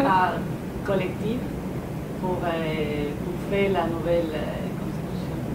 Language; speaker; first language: French; non-native, learner; Spanish